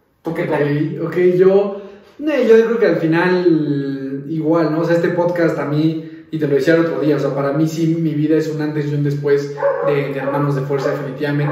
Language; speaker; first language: Spanish; native; Spanish